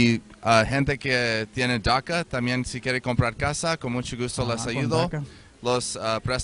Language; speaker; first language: Spanish; early bilingual, heritage; Spanish